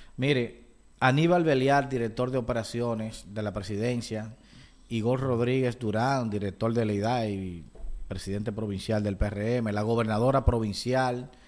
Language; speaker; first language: Spanish; native; Spanish